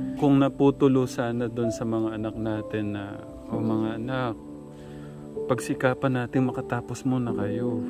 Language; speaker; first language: Filipino; native; Filipino